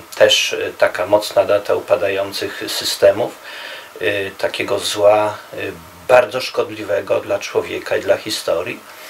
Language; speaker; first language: Polish; native; Polish